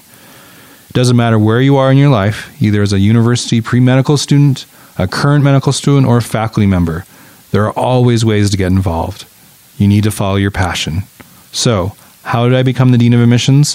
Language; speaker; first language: English; native; English